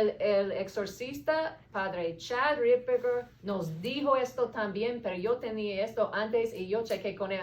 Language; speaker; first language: Spanish; non-native, learner; English